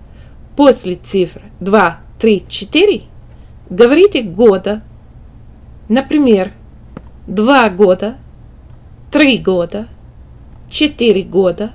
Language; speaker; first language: Russian; non-native, fluent; English